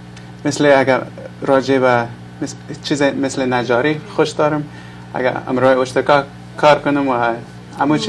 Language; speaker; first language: Persian; non-native, local second language; English